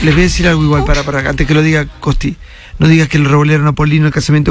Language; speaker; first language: Spanish; native; Spanish